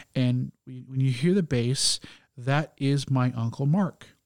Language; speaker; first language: English; native; English